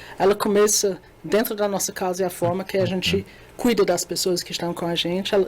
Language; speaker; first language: Portuguese; non-native, fluent; English